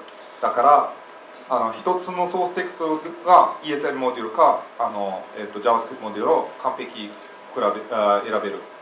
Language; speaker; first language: Japanese; non-native, fluent; English